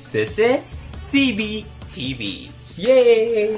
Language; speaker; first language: English; non-native, local second language; Filipino